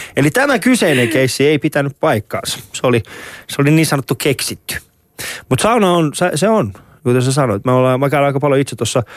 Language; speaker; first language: Finnish; early bilingual, other home language; Persian